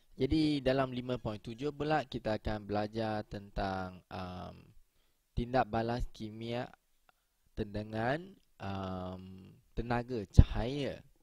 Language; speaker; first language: Malay; native; Malay